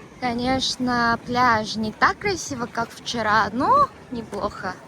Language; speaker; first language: Russian; non-native, fluent; Korean